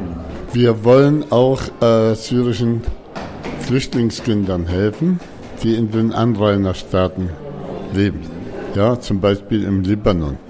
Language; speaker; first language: German; non-native, fluent; Arabic